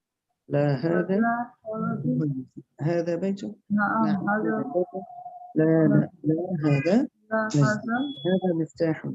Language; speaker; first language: Arabic; non-native, learner; Bangla